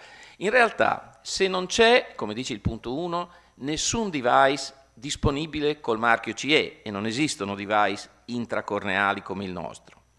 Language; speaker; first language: Italian; native; Italian